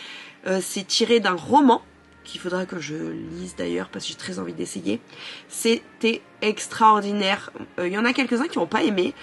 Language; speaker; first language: French; native; French